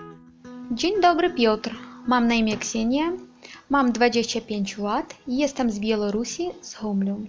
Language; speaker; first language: Polish; non-native, learner; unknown